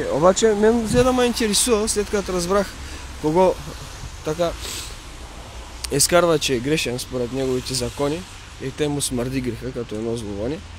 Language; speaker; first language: Bulgarian; native; Bulgarian